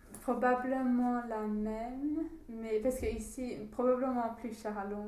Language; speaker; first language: French; non-native, learner; English